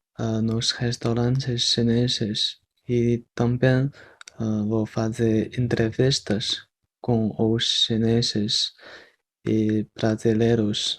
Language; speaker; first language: Portuguese; non-native, fluent; Chinese